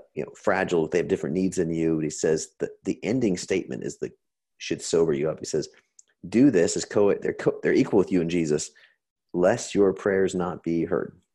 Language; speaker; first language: English; native; English